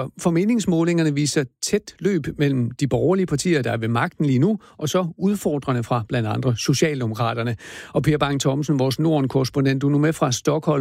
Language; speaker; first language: Danish; native; Danish